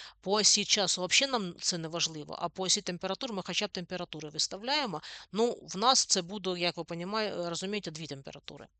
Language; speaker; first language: Ukrainian; non-native, local second language; Russian